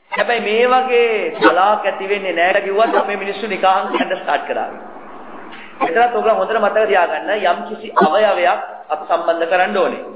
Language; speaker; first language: Sinhala; non-native, local second language; Tamil